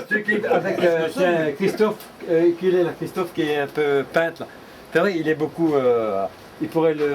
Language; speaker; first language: French; native; French